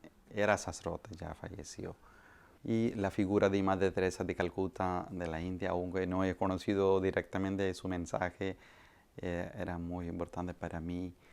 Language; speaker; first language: Spanish; non-native, fluent; Malayalam